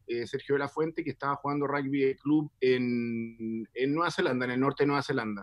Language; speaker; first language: Spanish; native; Spanish